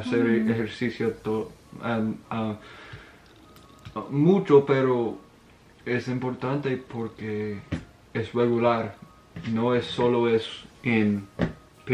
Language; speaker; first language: Spanish; non-native, learner; English